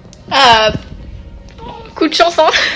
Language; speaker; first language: French; native; French